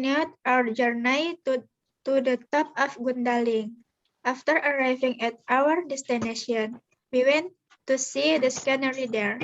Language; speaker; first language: English; non-native, learner; Indonesian